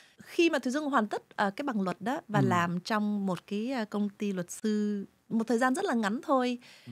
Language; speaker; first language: Vietnamese; early bilingual, heritage; Vietnamese